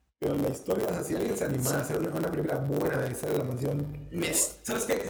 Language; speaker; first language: Spanish; native; Spanish